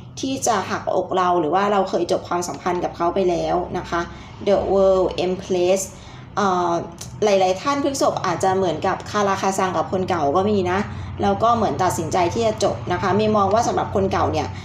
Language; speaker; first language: Thai; native; Thai